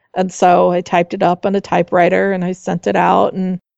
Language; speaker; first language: English; native; English